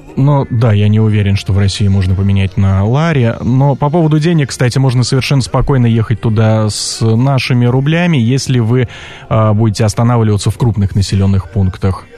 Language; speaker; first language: Russian; native; Russian